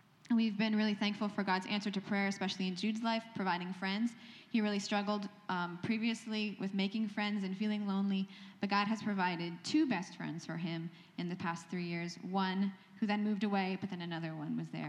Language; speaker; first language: English; native; English